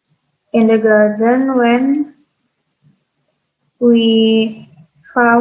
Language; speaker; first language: English; non-native, learner; Indonesian